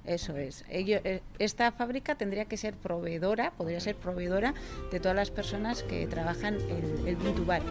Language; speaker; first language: Spanish; native; Spanish